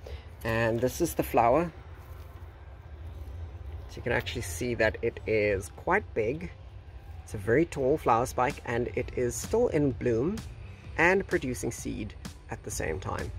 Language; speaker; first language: English; native; English